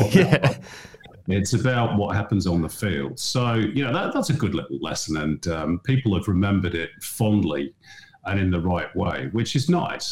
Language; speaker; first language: English; native; English